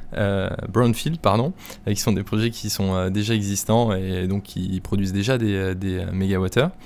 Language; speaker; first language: French; native; French